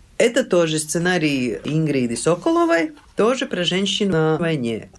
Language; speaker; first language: Russian; non-native, local second language; Latvian